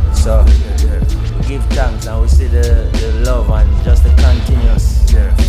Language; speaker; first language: English; non-native, fluent; Italian